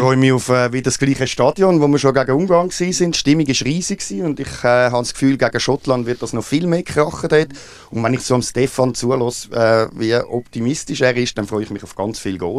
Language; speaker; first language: German; native; German